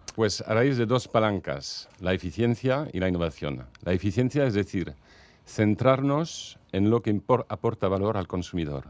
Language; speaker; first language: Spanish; non-native, fluent; French